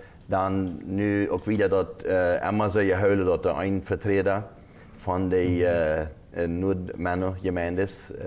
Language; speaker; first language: German; non-native, local second language; Plautdietsch